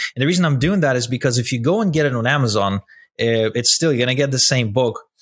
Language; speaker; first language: English; non-native, fluent; Russian